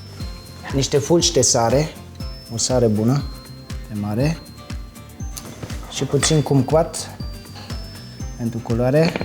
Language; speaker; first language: Romanian; non-native, fluent; German